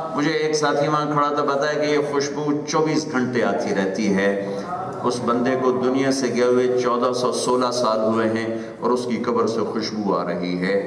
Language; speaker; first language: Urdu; non-native, local second language; Punjabi